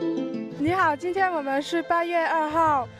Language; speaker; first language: Chinese; non-native, learner; French